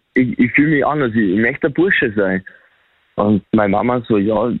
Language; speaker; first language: German; native; German